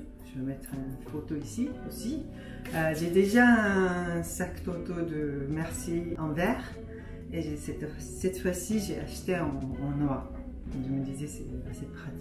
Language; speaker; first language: French; non-native, fluent; Japanese